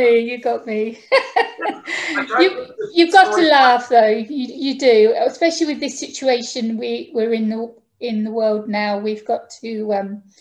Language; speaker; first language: English; native; English